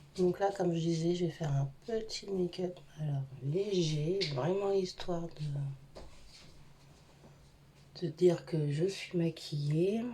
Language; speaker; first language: French; native; French